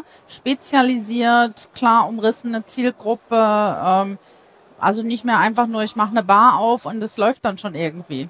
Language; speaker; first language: German; native; German